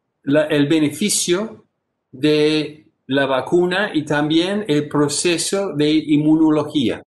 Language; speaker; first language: Spanish; non-native, fluent; English